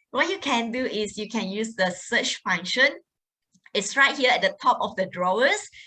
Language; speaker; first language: English; non-native, local second language; Malay